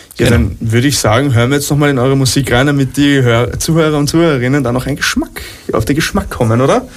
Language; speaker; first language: German; native; German